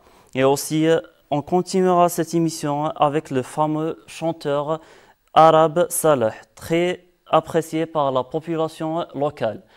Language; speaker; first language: French; non-native, local second language; Arabic